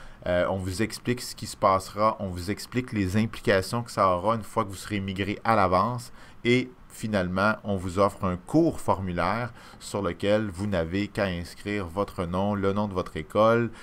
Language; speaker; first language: French; native; French